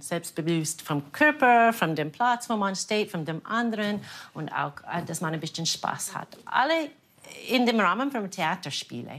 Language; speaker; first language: German; non-native, fluent; English